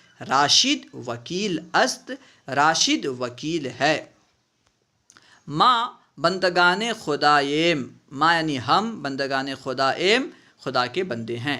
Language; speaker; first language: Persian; non-native, fluent; Urdu